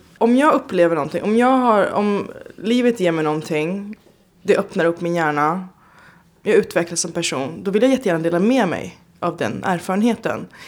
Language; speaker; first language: Swedish; early bilingual, other home language; Persian